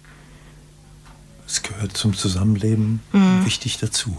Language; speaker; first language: German; native; German